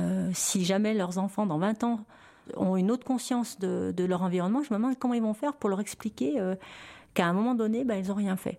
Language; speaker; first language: French; native; French